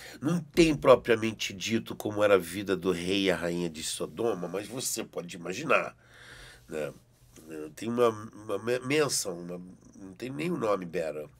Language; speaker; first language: Portuguese; early bilingual, heritage; Portuguese